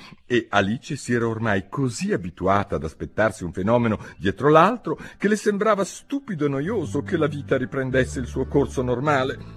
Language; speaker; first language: Italian; native; Italian